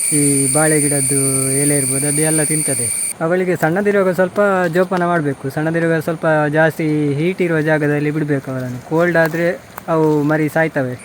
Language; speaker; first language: Kannada; non-native, local second language; Tulu